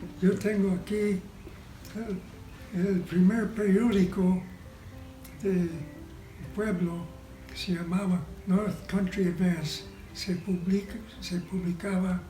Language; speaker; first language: Spanish; non-native, fluent; English